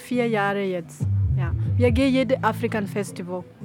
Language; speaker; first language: German; non-native, learner; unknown